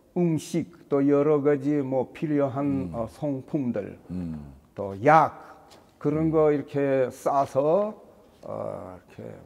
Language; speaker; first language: Korean; non-native, learner; Russian